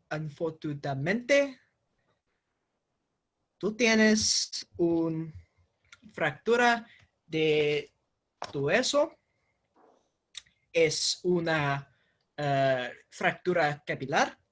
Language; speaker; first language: Spanish; non-native, learner; English